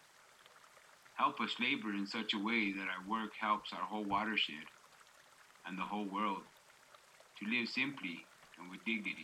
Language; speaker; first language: English; native; English